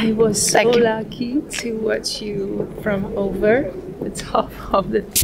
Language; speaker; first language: English; non-native, learner; Italian